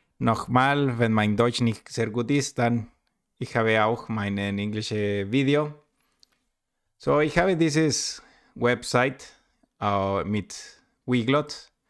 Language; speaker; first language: German; non-native, learner; Spanish